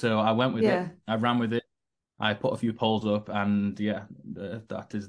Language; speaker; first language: English; native; English